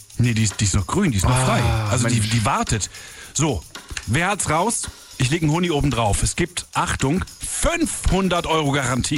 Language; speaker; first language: German; native; German